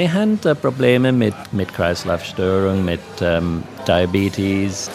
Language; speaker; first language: German; non-native, local second language; English